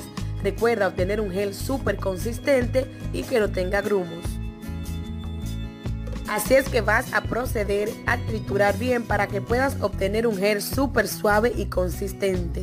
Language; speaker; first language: Spanish; native; Spanish